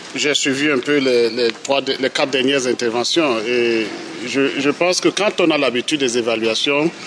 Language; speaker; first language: French; native; French